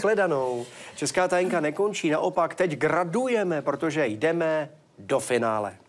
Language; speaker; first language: Czech; native; Czech